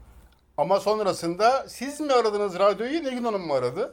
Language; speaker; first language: Turkish; native; Turkish